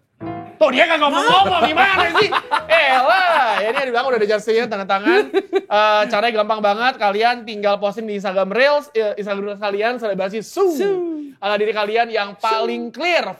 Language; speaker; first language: Indonesian; native; Indonesian